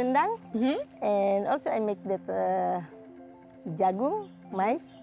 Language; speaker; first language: English; non-native, learner; Indonesian